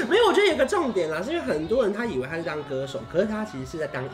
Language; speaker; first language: Chinese; native; Chinese